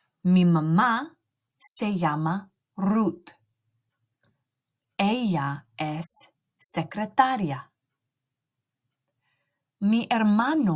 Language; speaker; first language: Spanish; non-native, learner; English